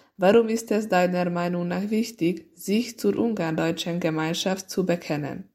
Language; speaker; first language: German; non-native, local second language; Hungarian